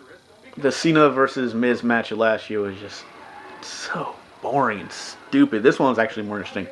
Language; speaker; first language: English; native; English